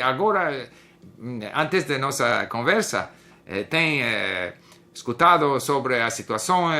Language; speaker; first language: Portuguese; non-native, learner; English